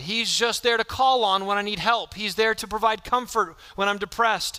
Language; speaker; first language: English; native; English